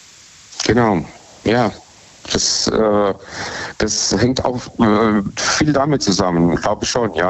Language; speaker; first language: German; native; German